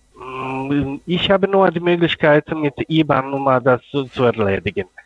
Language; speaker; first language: German; non-native, learner; Russian